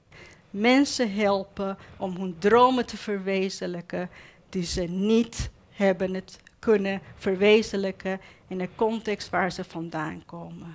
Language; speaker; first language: Dutch; non-native, fluent; Persian